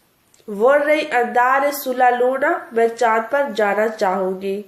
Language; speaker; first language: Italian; non-native, fluent; Urdu